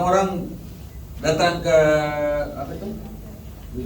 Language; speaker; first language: Indonesian; non-native, learner; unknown